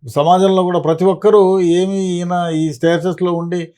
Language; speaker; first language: Telugu; native; Telugu